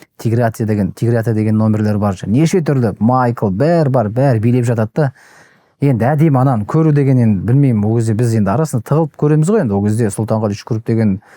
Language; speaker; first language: Kazakh; native; Kazakh